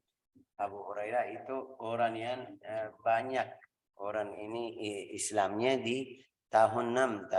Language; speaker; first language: Indonesian; non-native, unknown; Arabic